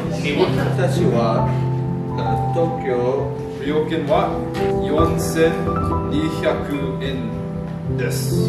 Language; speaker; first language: Japanese; non-native, learner; English